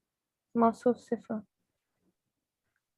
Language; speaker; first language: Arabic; non-native, learner; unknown